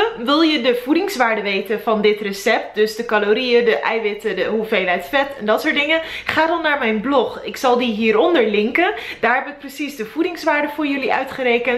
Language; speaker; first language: Dutch; native; Dutch